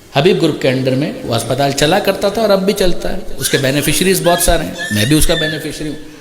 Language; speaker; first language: Urdu; native; Urdu